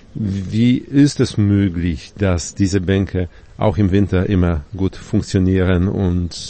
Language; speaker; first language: German; non-native, fluent; Polish